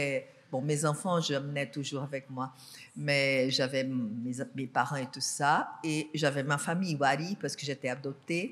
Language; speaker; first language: French; non-native, fluent; Portuguese